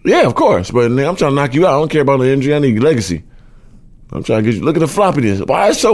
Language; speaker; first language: English; native; English